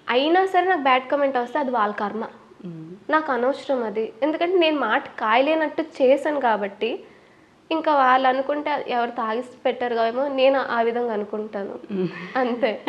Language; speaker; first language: Telugu; non-native, local second language; Bangla